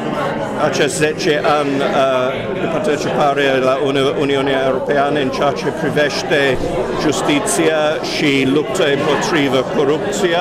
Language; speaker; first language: Romanian; non-native, fluent; English